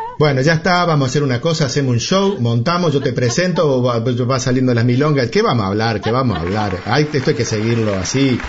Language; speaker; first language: Spanish; native; Spanish